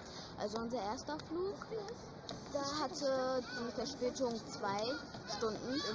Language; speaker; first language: German; early bilingual, other home language; French